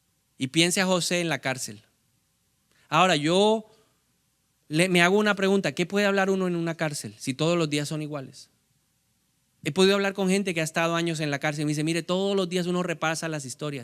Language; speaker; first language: Spanish; native; Spanish